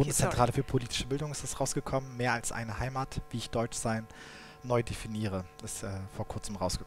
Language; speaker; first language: German; early bilingual, other home language; Kurdish